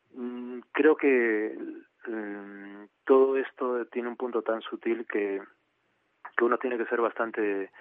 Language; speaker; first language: Spanish; native; Spanish